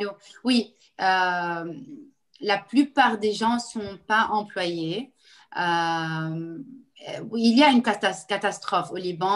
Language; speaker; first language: French; non-native, local second language; Arabic